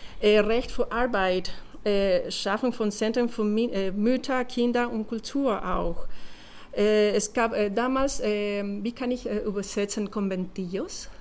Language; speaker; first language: German; non-native, learner; Spanish